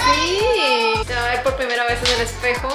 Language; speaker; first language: Spanish; native; Spanish